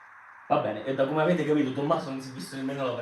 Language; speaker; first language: Italian; native; Italian